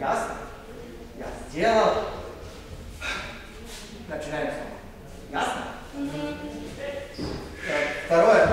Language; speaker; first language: Russian; non-native, learner; Serbian